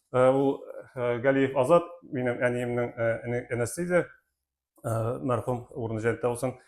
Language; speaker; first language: Tatar; native; Tatar